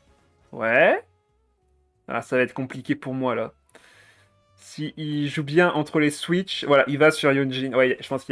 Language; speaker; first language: French; native; French